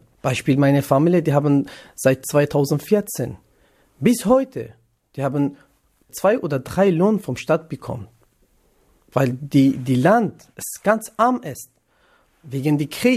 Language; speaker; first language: German; non-native, learner; Kurdish